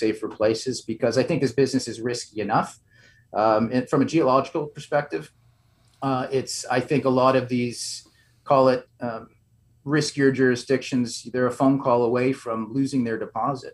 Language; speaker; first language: English; native; English